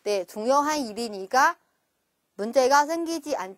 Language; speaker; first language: Korean; non-native, fluent; Chinese